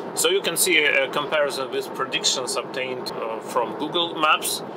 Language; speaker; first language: English; non-native, fluent; Ukrainian